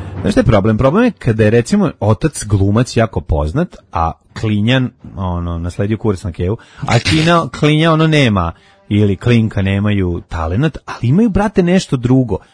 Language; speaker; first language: Serbian; native; Serbian